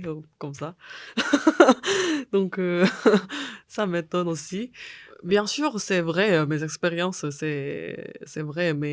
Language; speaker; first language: French; non-native, fluent; Korean